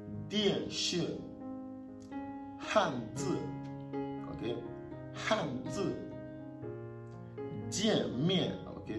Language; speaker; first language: Chinese; non-native, learner; French